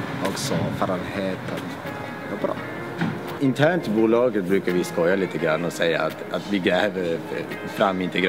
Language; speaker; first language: Swedish; native; Swedish